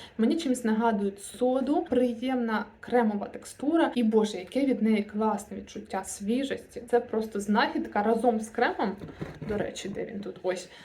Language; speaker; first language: Ukrainian; non-native, local second language; Russian